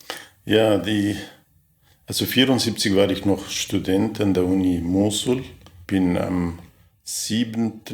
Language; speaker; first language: German; non-native, fluent; Kurdish